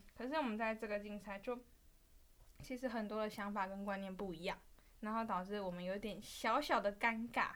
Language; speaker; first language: Chinese; native; Chinese